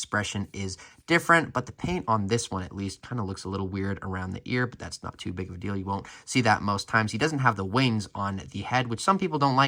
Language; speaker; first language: English; native; English